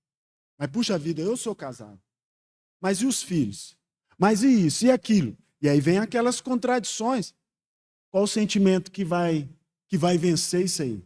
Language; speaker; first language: Portuguese; native; Portuguese